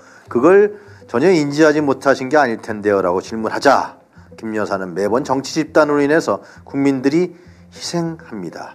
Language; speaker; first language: Korean; native; Korean